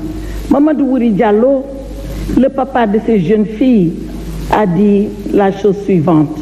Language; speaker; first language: French; non-native, local second language; Fula